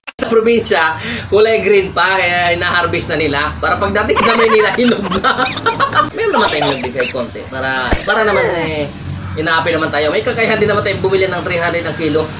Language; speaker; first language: Filipino; non-native, local second language; Cebuano